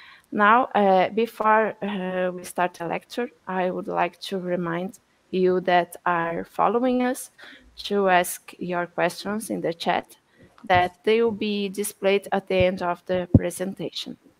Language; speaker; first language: English; non-native, fluent; Portuguese